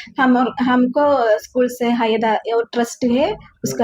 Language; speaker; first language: Hindi; non-native, local second language; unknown